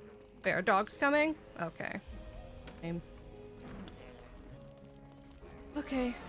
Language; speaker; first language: English; native; English